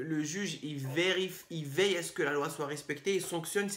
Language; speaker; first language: French; native; French